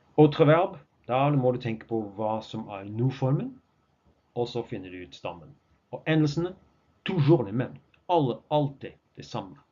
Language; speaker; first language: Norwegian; non-native, fluent; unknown